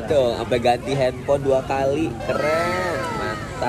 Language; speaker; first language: Indonesian; native; Indonesian